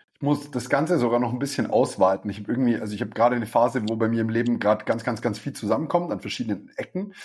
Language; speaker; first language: German; native; German